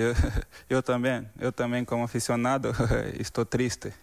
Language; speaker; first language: Spanish; non-native, learner; Portuguese